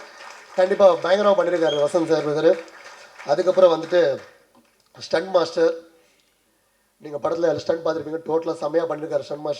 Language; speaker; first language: Tamil; native; Tamil